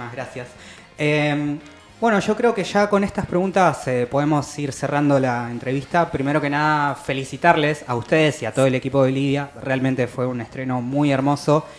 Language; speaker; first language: Spanish; native; Spanish